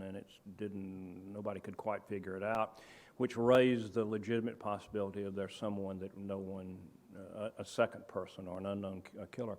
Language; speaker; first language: English; native; English